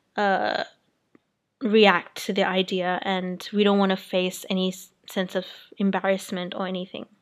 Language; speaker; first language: English; native; English